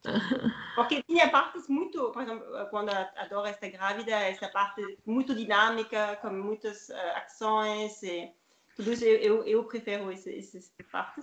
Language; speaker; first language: Portuguese; non-native, learner; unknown